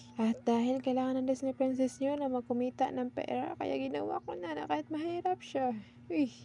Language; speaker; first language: Filipino; non-native, local second language; Cebuano